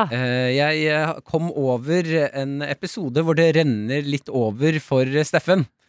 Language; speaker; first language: Norwegian; native; Norwegian